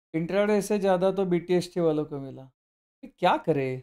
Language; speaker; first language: Hindi; non-native, local second language; Marathi